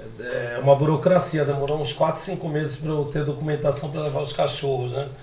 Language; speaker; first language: Portuguese; native; Portuguese